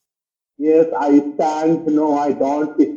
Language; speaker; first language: English; non-native, learner; Bangla